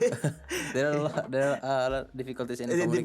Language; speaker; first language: English; non-native, learner; Indonesian